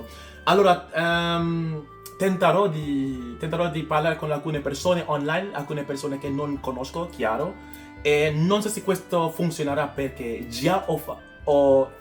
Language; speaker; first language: Italian; non-native, learner; English